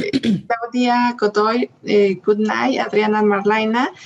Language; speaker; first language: English; non-native, learner; Spanish